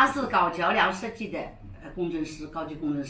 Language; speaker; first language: Chinese; native; Chinese